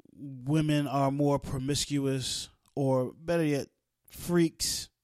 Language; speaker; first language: English; native; English